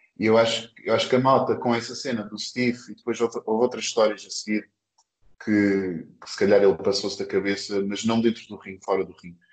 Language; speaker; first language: Portuguese; early bilingual, other home language; English